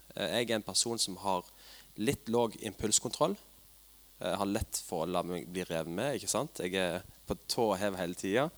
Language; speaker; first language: Norwegian; native; Norwegian